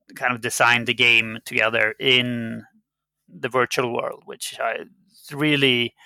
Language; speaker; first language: English; non-native, fluent; Swedish